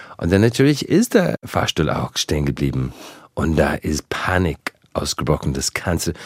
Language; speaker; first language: German; non-native, fluent; English